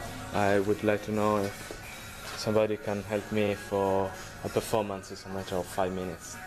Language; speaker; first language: English; non-native, learner; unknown